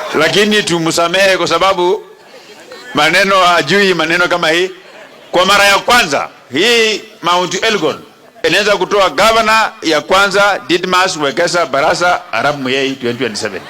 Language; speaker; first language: Swahili; non-native, local second language; Kalenjin